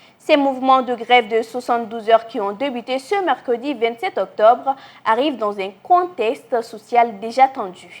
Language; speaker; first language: French; non-native, local second language; Bambara